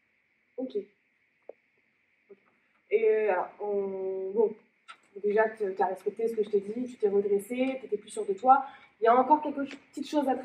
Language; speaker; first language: French; native; French